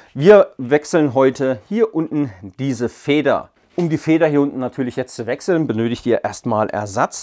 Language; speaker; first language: German; native; German